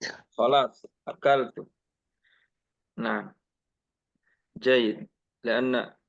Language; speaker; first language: Arabic; non-native, fluent; Indonesian